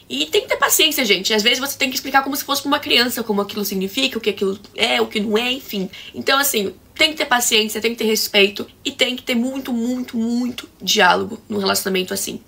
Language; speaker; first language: Portuguese; native; Portuguese